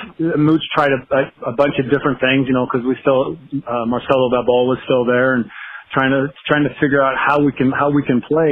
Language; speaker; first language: English; native; English